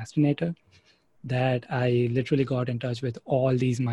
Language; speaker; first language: English; non-native, local second language; Gujarati